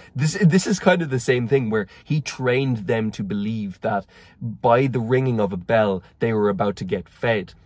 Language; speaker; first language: English; native; English